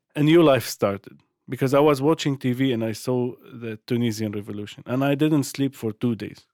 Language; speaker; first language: English; non-native, fluent; Arabic